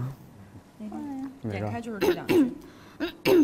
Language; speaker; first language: Chinese; native; Chinese